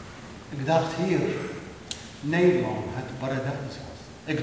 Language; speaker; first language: Dutch; non-native, learner; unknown